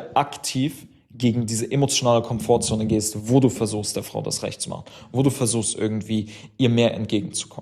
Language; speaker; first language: German; native; German